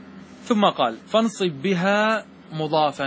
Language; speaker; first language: Arabic; native; Arabic